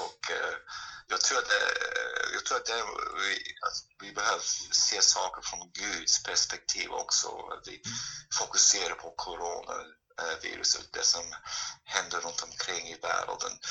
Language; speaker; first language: Swedish; non-native, fluent; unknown